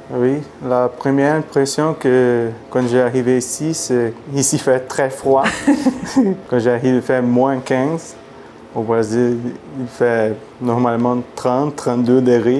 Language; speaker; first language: French; non-native, learner; Portuguese